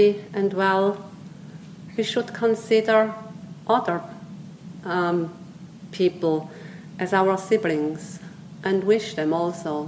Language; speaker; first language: English; non-native, fluent; Swiss German